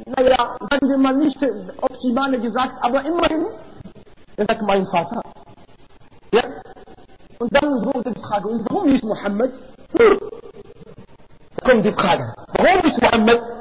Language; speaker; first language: German; non-native, fluent; Arabic